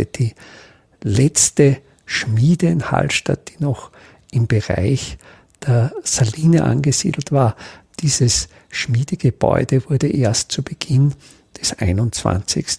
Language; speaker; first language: German; native; German